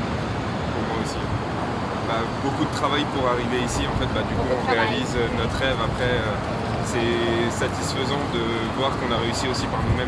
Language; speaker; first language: French; native; French